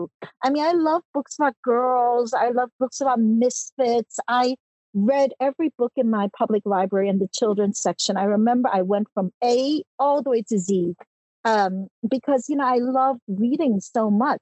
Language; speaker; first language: English; early bilingual, other home language; Cantonese